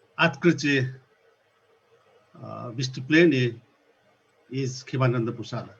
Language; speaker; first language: Russian; non-native, learner; Nepali